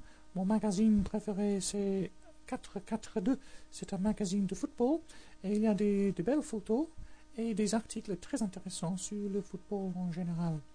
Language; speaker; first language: French; non-native, learner; English